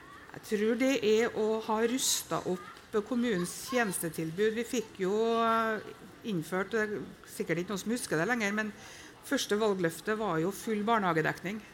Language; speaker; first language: Norwegian; native; Norwegian